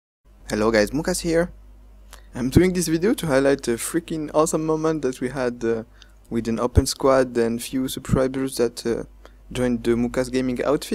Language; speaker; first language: English; non-native, fluent; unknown